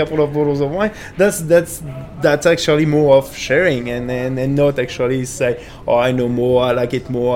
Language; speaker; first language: English; non-native, fluent; French